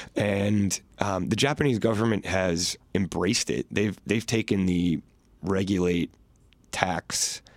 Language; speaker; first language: English; native; English